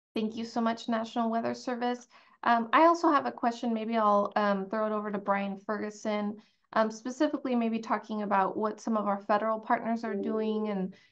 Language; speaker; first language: English; early bilingual, other home language; Spanish